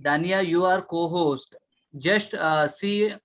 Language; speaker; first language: English; non-native, local second language; Marathi